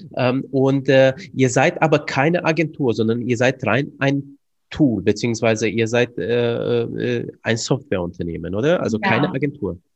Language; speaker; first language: German; early bilingual, other home language; Romanian